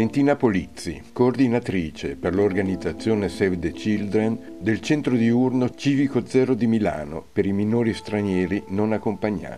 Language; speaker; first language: Italian; native; Italian